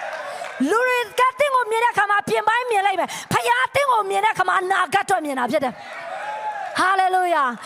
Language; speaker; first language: Burmese; non-native, local second language; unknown